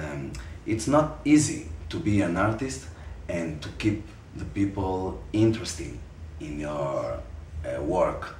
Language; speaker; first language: English; non-native, fluent; Portuguese